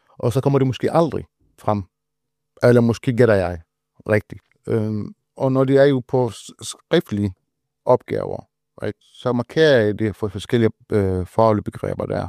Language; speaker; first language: Danish; non-native, fluent; Arabic